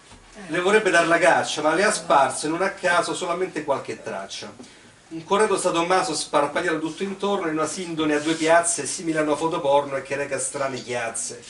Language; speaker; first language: Italian; native; Italian